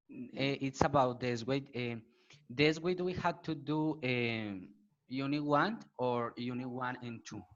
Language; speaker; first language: English; non-native, learner; Spanish